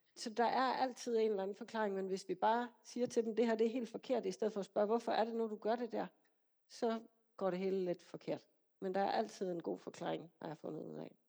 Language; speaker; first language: Danish; native; Danish